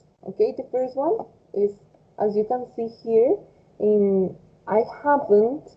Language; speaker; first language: English; non-native, fluent; Spanish